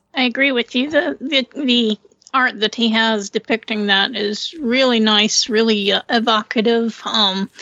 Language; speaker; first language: English; native; English